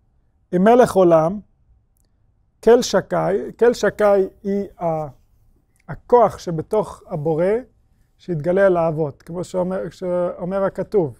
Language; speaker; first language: Hebrew; non-native, fluent; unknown